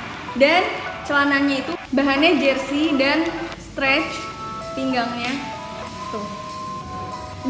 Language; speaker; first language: Indonesian; native; Indonesian